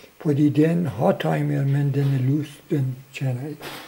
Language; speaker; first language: Danish; non-native, local second language; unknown